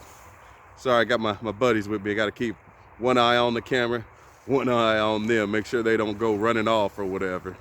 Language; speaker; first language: English; native; English